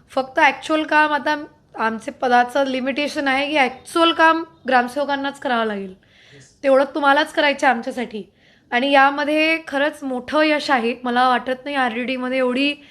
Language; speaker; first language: Marathi; non-native, fluent; Hindi